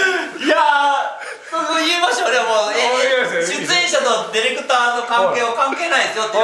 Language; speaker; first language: Japanese; native; Japanese